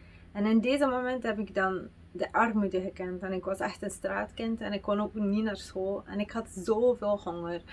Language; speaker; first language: Dutch; early bilingual, other home language; Amharic